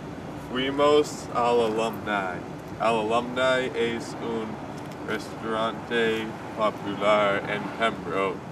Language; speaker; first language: Spanish; non-native, learner; English